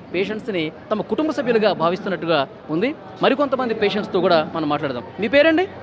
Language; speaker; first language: Telugu; native; Telugu